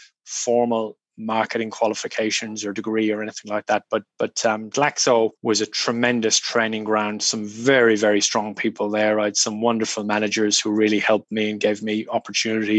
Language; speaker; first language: English; native; English